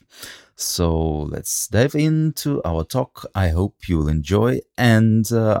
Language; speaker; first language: English; non-native, fluent; Russian